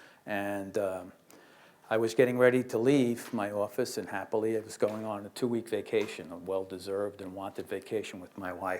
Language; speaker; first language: English; native; English